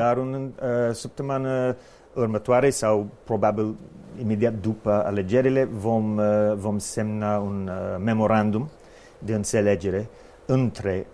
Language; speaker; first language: Romanian; non-native, fluent; English